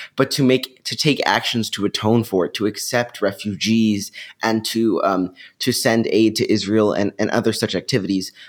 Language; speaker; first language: English; native; English